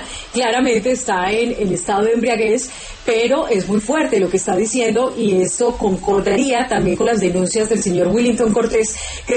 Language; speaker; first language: Spanish; native; Spanish